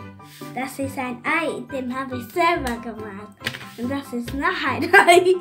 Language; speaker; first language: German; early bilingual, other home language; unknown